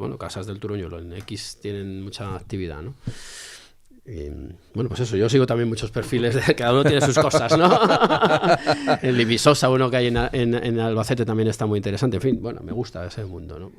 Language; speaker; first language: Spanish; native; Spanish